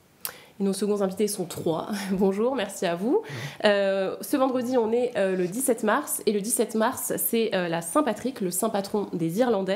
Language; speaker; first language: French; native; French